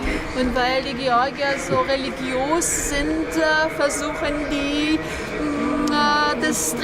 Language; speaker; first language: German; non-native, fluent; Georgian